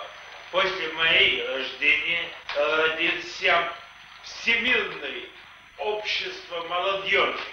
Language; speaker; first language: Russian; non-native, local second language; Estonian